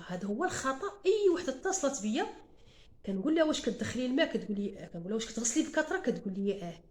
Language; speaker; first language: Arabic; native; Arabic